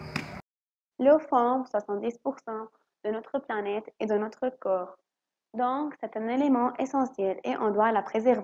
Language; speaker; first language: French; non-native, learner; Arabic